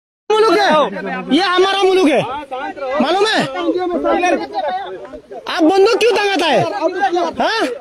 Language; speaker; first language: Hindi; non-native, learner; Bangla